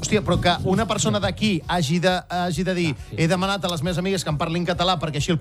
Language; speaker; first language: Catalan; native; Catalan